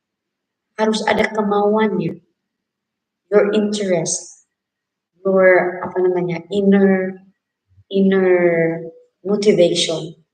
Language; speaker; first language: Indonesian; non-native, fluent; Filipino